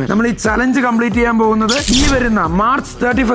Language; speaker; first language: Malayalam; native; Malayalam